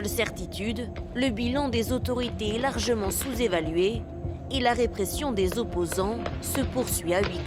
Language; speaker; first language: French; native; French